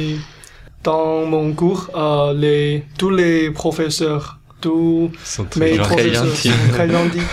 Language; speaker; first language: French; non-native, learner; Chinese